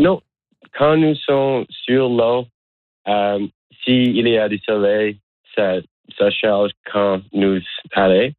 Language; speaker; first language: French; non-native, learner; English